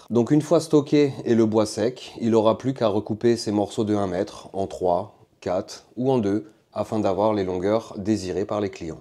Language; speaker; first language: French; native; French